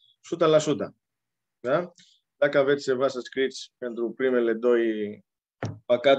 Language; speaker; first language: Romanian; non-native, learner; Greek